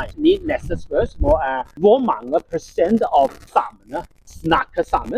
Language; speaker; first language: Norwegian; non-native, learner; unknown